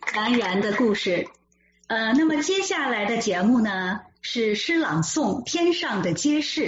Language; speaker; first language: Chinese; native; Chinese